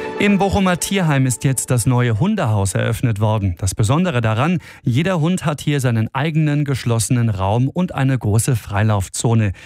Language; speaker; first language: German; native; German